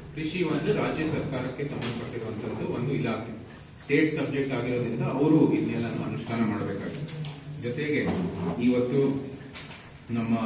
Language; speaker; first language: Kannada; native; Kannada